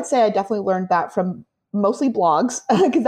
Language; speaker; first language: English; native; English